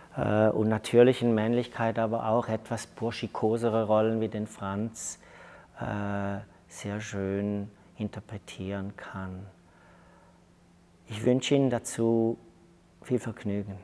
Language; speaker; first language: German; native; German